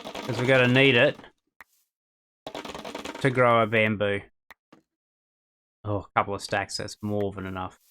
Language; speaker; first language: English; native; English